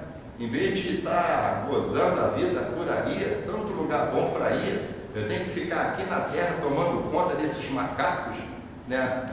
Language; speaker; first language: Portuguese; native; Portuguese